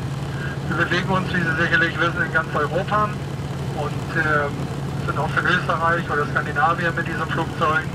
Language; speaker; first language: German; native; German